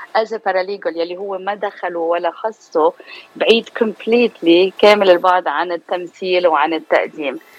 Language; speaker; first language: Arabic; native; Arabic